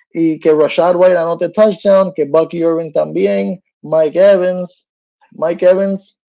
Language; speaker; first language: Spanish; early bilingual, heritage; Spanish